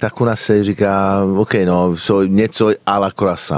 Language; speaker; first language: Czech; non-native, fluent; Italian